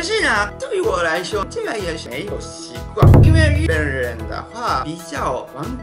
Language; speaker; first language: Chinese; non-native, fluent; Japanese